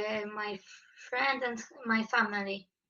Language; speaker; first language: English; non-native, fluent; Polish